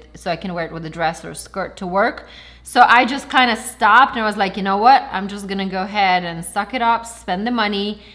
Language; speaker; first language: English; non-native, fluent; Ukrainian